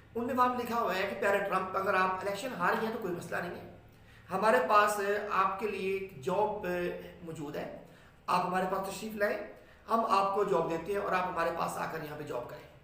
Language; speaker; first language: Urdu; non-native, local second language; Punjabi